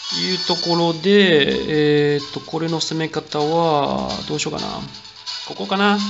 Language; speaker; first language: Japanese; non-native, fluent; Chinese